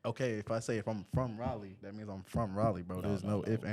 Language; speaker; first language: English; native; English